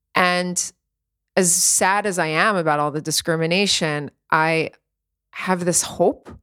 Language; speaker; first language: English; native; English